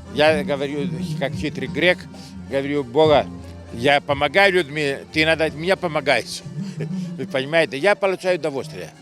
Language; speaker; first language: Russian; non-native, learner; Greek